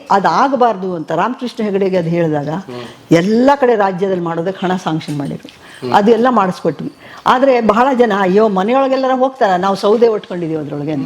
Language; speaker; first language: Kannada; non-native, local second language; Lambadi